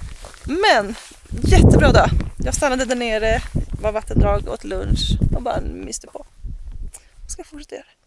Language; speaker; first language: Swedish; native; Swedish